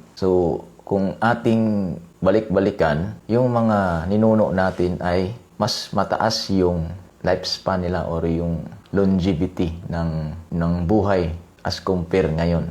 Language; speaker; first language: Filipino; non-native, local second language; Cebuano